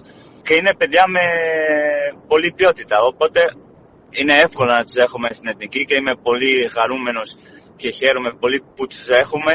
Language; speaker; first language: Greek; non-native, fluent; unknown